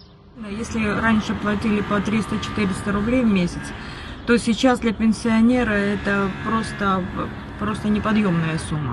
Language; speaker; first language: Russian; native; Russian